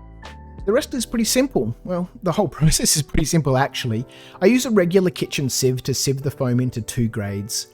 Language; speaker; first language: English; native; English